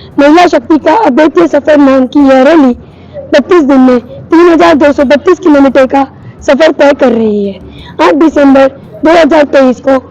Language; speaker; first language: Hindi; non-native, local second language; Gujarati